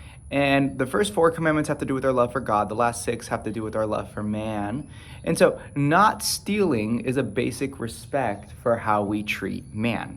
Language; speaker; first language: English; native; English